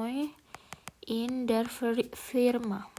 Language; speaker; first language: German; non-native, learner; Indonesian